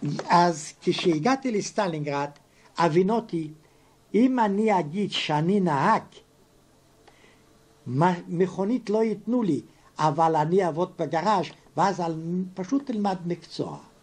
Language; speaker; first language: Hebrew; non-native, fluent; Yiddish